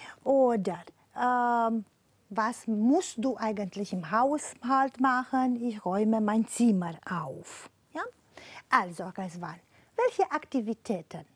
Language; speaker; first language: German; non-native, fluent; Romanian